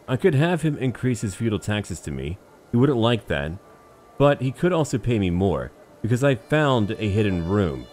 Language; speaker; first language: English; native; English